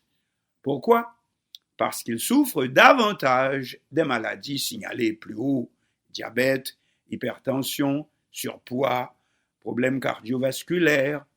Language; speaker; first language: French; non-native, local second language; Haitian Creole